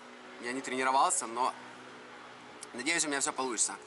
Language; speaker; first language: Russian; native; Russian